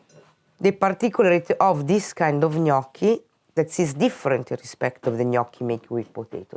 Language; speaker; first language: English; non-native, fluent; Italian